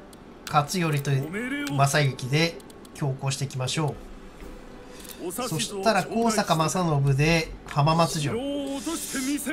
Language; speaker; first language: Japanese; native; Japanese